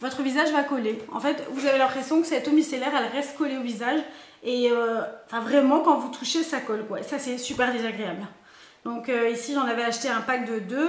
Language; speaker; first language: French; native; French